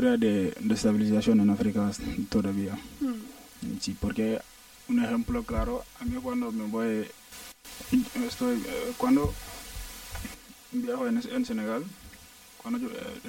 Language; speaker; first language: Spanish; non-native, learner; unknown